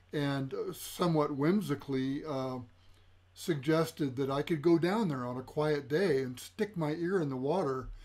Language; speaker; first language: English; native; English